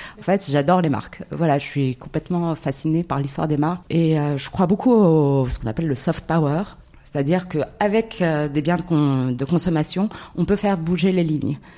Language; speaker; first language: French; non-native, local second language; Arabic